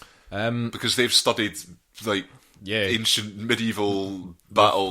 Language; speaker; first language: English; native; English